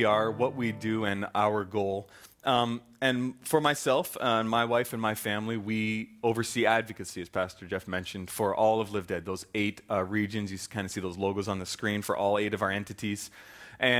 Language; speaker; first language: English; native; English